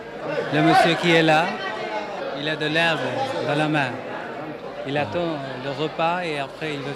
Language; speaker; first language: French; non-native, fluent; Bangla